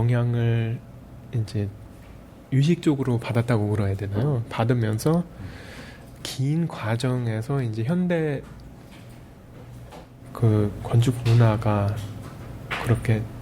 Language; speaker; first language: Korean; early bilingual, heritage; Korean